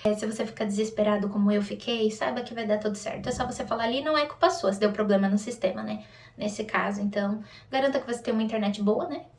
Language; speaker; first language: Portuguese; native; Portuguese